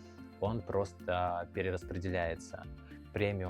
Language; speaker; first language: Russian; native; Russian